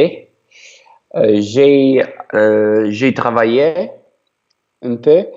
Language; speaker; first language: French; non-native, learner; Ukrainian